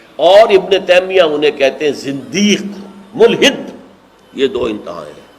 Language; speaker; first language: Urdu; native; Urdu